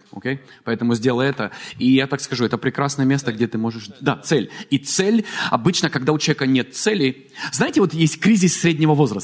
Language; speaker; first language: Russian; native; Russian